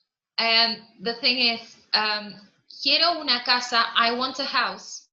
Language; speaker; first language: English; non-native, fluent; Spanish